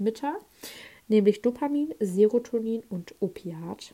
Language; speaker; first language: German; native; German